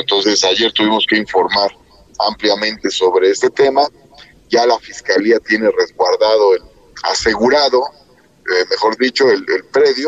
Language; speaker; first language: Spanish; native; Spanish